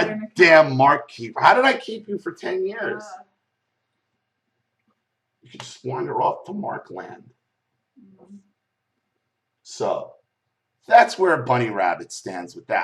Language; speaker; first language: English; native; English